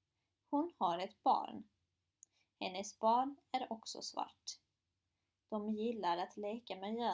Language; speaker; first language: Swedish; non-native, fluent; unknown